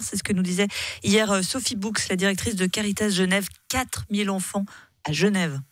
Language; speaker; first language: French; native; French